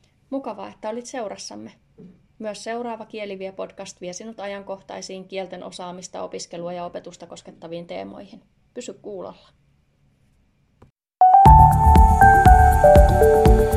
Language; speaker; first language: Finnish; native; Finnish